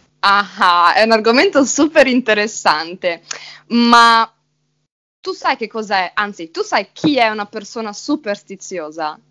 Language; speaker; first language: Italian; native; Italian